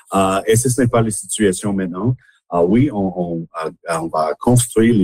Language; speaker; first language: French; non-native, local second language; English